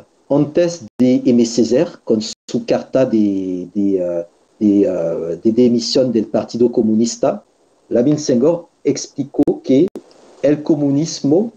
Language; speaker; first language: Spanish; non-native, fluent; French